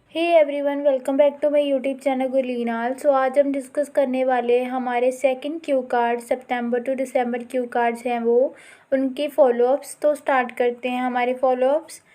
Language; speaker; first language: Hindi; non-native, local second language; Punjabi